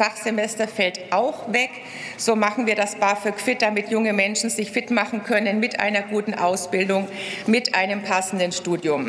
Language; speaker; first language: German; native; German